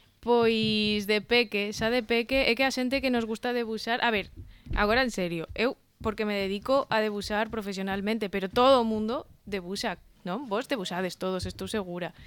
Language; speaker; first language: Galician; non-native, local second language; Spanish